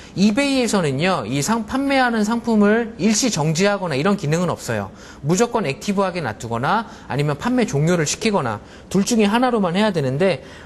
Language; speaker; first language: Korean; native; Korean